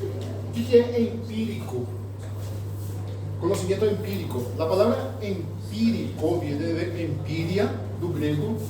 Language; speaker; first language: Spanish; non-native, fluent; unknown